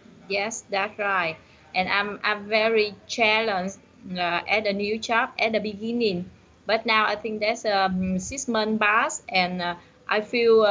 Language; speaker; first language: English; non-native, learner; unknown